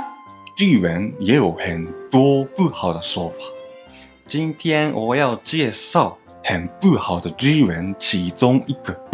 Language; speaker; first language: Chinese; non-native, fluent; Japanese